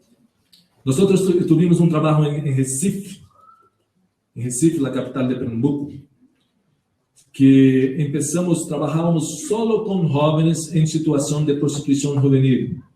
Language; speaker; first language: Spanish; non-native, learner; Portuguese